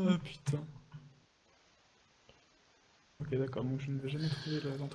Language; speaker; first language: French; native; French